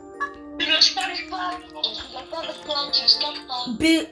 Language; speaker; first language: French; non-native, learner; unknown